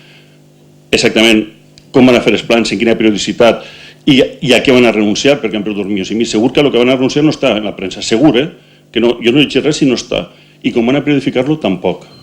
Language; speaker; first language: Catalan; native; Catalan